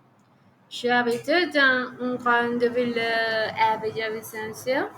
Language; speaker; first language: French; non-native, learner; Spanish